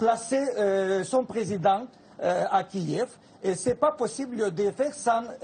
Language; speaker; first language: French; non-native, fluent; Russian